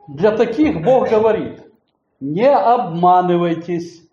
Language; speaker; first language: Polish; non-native, learner; Russian